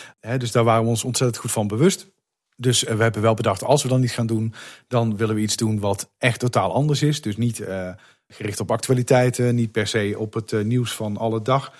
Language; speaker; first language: Dutch; native; Dutch